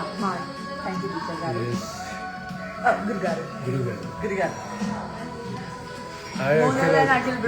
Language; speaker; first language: Telugu; non-native, learner; Gujarati